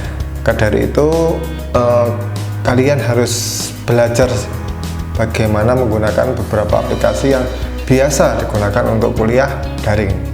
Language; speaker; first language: Indonesian; native; Indonesian